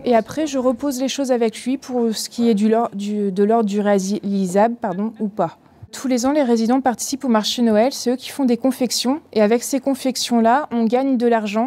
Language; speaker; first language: French; native; French